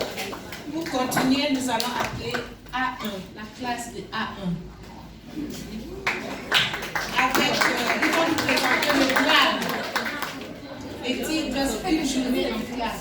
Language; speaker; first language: French; non-native, learner; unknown